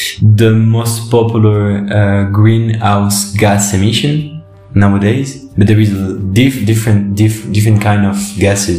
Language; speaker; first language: English; non-native, fluent; French